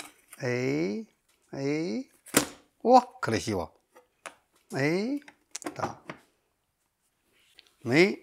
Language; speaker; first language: Russian; non-native, learner; Chinese